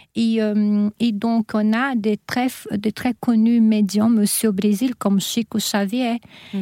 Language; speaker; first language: French; non-native, fluent; Portuguese